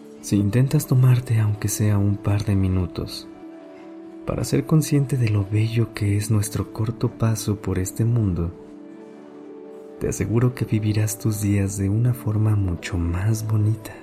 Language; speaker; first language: Spanish; native; Spanish